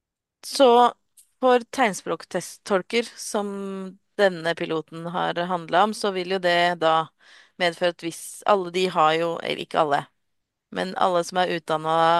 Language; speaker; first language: Norwegian; native; Norwegian